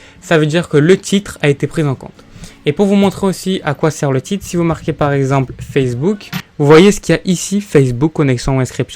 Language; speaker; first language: French; native; French